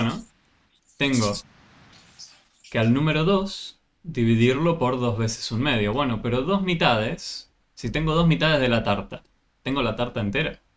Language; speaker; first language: Spanish; native; Spanish